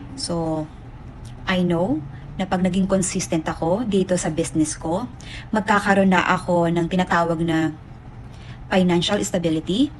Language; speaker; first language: Filipino; native; Filipino